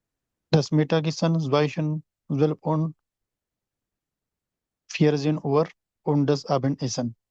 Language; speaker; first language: German; non-native, learner; Urdu